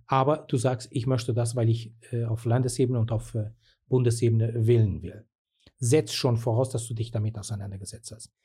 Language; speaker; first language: German; non-native, fluent; Portuguese